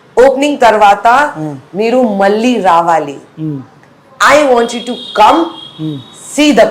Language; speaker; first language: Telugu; non-native, learner; Hindi